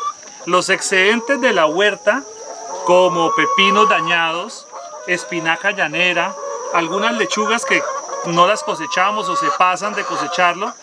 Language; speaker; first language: Spanish; native; Spanish